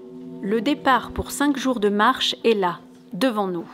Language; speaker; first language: French; native; French